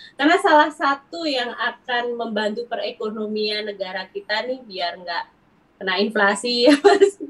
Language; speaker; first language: Indonesian; native; Indonesian